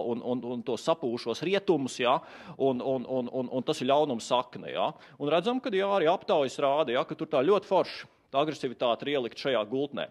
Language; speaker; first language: Latvian; native; Latvian